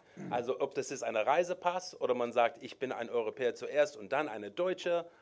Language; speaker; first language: German; non-native, fluent; English